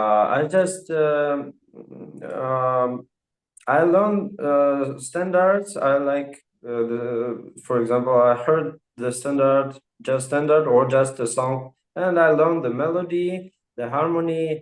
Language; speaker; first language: English; non-native, fluent; Russian